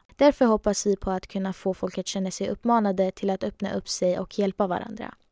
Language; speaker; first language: Swedish; early bilingual, other home language; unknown